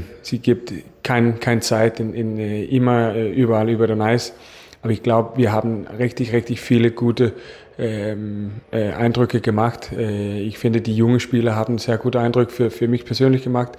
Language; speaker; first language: German; non-native, fluent; Danish